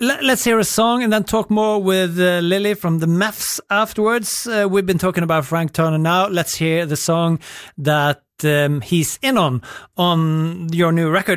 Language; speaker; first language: English; non-native, fluent; Norwegian